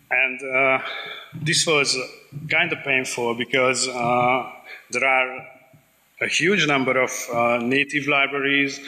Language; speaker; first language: English; non-native, fluent; Hungarian